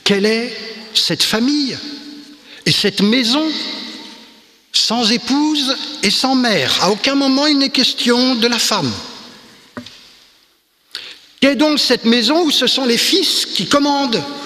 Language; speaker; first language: French; native; French